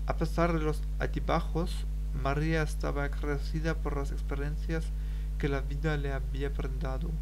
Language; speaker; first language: Spanish; non-native, learner; German